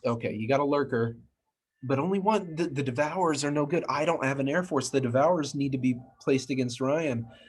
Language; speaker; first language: English; native; English